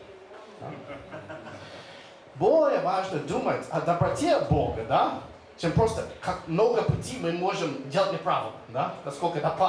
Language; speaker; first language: Russian; non-native, fluent; English